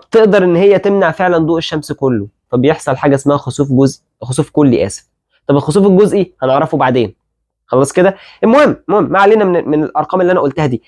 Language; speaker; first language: Arabic; native; Arabic